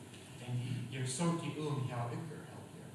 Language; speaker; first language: Icelandic; non-native, learner; Swedish